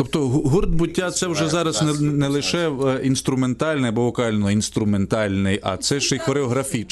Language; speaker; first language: Ukrainian; native; Ukrainian